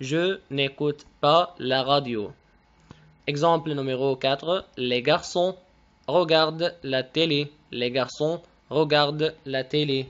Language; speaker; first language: French; non-native, fluent; Arabic